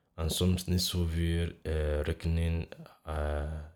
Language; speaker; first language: Dutch; non-native, fluent; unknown